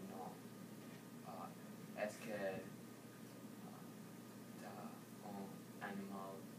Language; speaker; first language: French; non-native, learner; English